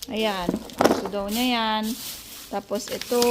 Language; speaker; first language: Filipino; native; Filipino